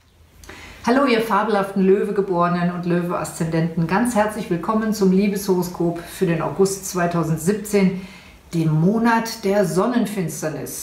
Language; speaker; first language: German; native; German